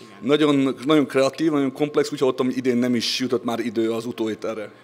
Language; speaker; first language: Hungarian; native; Hungarian